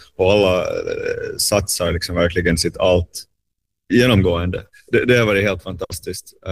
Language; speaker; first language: Swedish; native; Swedish